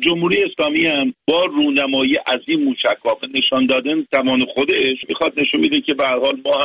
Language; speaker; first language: Persian; native; Persian